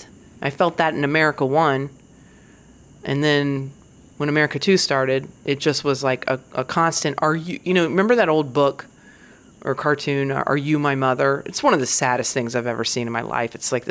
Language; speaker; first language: English; native; English